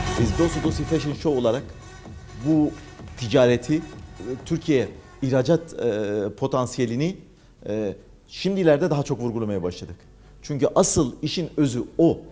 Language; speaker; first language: Turkish; native; Turkish